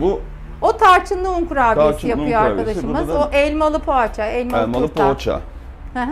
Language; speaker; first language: Turkish; native; Turkish